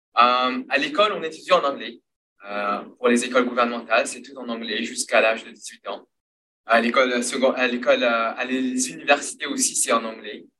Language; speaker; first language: French; non-native, local second language; Morisyen